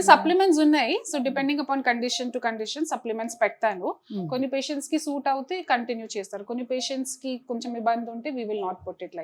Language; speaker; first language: Telugu; non-native, fluent; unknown